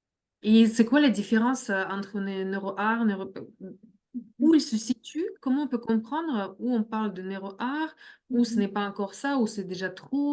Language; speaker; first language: French; non-native, fluent; Russian